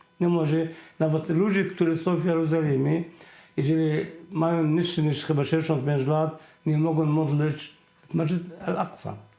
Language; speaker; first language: Polish; non-native, fluent; Arabic